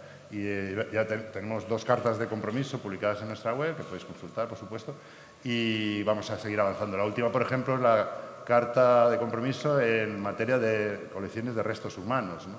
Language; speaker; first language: Spanish; native; Spanish